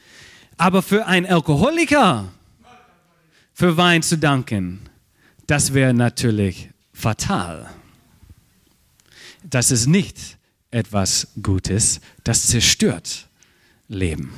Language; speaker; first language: German; non-native, fluent; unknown